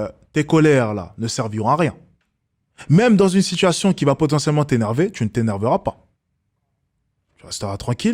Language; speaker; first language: French; native; French